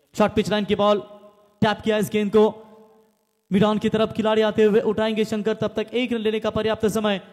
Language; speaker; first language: Hindi; non-native, local second language; Marathi